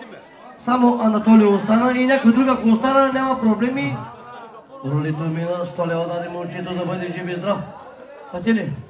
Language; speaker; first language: Bulgarian; non-native, local second language; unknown